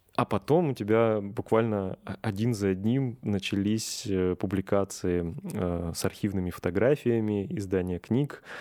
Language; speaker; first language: Russian; native; Russian